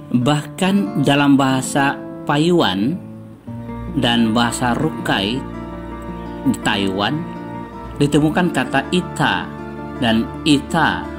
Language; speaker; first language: Indonesian; non-native, local second language; Minangkabau